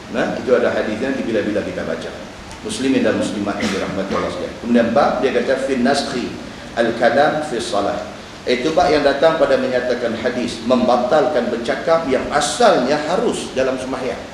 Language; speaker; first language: Malay; native; Malay